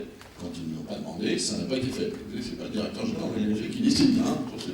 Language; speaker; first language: French; native; French